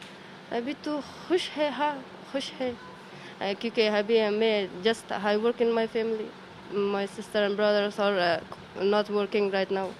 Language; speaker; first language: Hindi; non-native, learner; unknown